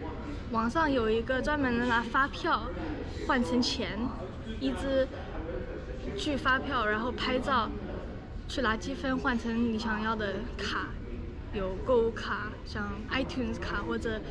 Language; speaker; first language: Chinese; early bilingual, other home language; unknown